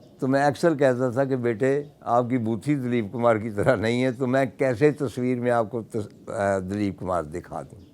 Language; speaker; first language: Urdu; non-native, local second language; Punjabi